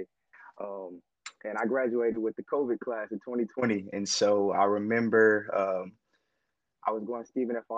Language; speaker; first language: English; native; English